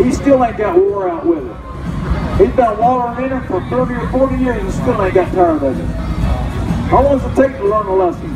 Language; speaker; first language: English; native; English